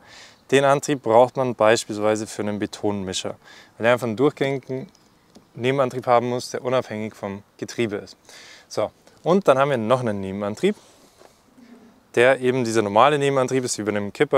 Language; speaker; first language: German; native; German